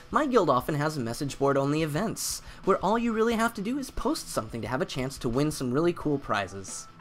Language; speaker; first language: English; native; English